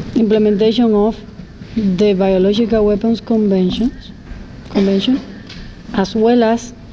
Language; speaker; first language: English; non-native, fluent; Spanish